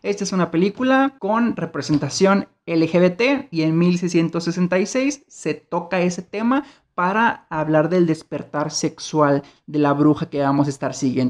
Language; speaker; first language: Spanish; native; Spanish